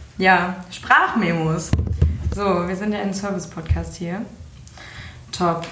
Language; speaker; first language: German; native; German